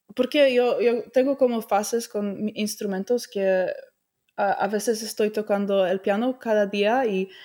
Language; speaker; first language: Spanish; non-native, fluent; English